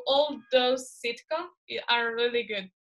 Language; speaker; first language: English; non-native, fluent; Spanish